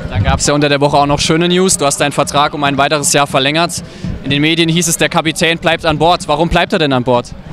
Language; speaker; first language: German; native; German